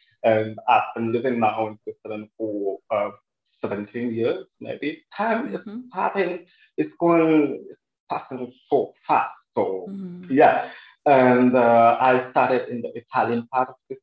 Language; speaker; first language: English; non-native, local second language; French